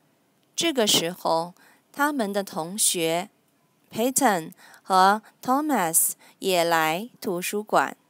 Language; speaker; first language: Chinese; non-native, learner; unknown